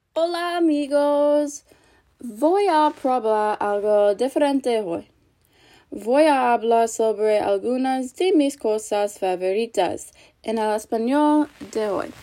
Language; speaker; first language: Spanish; non-native, learner; English